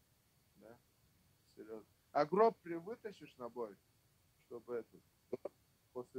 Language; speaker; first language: Russian; non-native, local second language; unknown